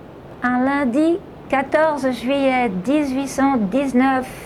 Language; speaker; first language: French; native; French